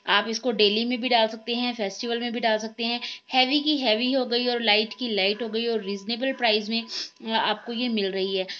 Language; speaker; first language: Hindi; native; Hindi